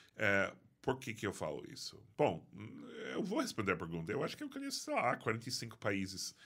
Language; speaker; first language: Portuguese; non-native, fluent; English